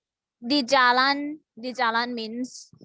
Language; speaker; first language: Indonesian; non-native, learner; Thai